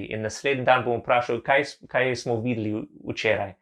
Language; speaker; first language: Slovenian; non-native, learner; English